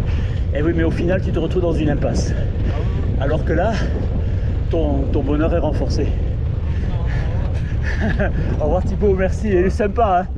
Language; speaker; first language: French; native; French